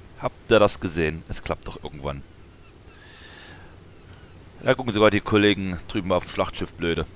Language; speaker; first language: German; native; German